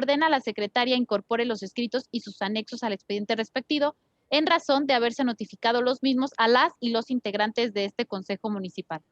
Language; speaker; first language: Spanish; native; Spanish